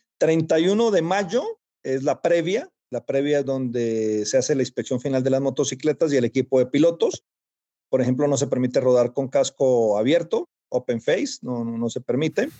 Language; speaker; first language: Spanish; native; Spanish